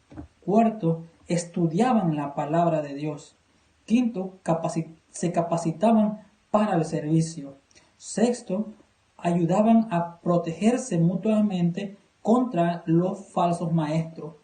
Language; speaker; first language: Spanish; native; Spanish